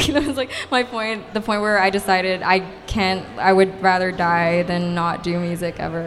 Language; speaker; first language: English; non-native, local second language; Cantonese